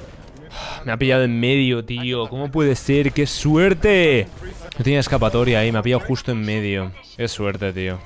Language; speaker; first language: Spanish; native; Spanish